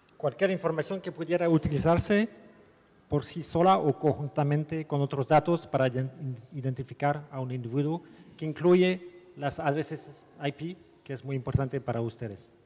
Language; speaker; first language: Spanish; non-native, learner; French